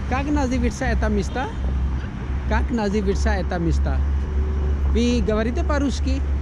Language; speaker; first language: Russian; non-native, learner; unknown